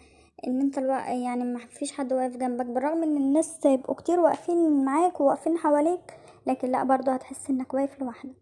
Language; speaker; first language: Arabic; native; Arabic